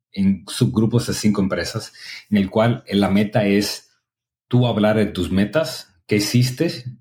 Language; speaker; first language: Spanish; early bilingual, other home language; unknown